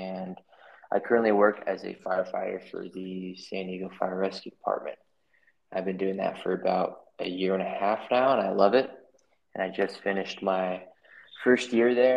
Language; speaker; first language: English; native; English